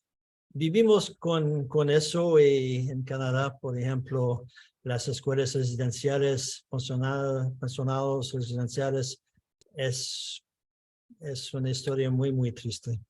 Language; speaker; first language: Spanish; non-native, fluent; English